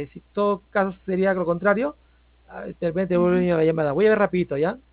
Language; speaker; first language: Spanish; native; Spanish